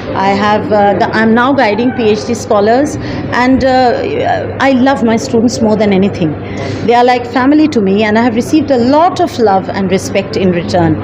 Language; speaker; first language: English; non-native, local second language; Bangla